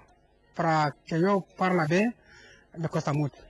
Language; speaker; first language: Catalan; non-native, learner; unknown